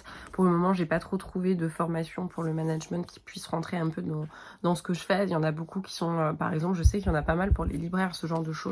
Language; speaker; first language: French; native; French